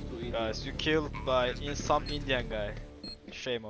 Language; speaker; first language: English; non-native, learner; Turkish